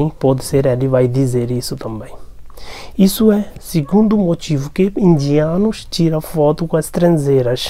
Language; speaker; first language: Portuguese; non-native, learner; Hindi